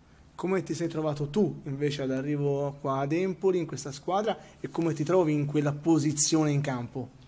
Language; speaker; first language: Italian; native; Italian